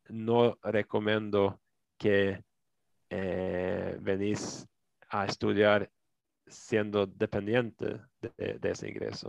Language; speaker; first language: Spanish; non-native, fluent; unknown